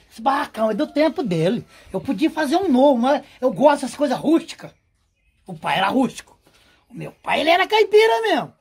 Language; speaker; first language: Portuguese; native; Portuguese